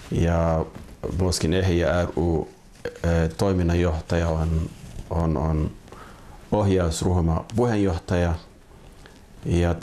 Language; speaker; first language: Finnish; non-native, fluent; Somali